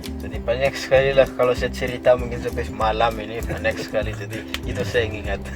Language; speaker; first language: Indonesian; non-native, fluent; Malagasy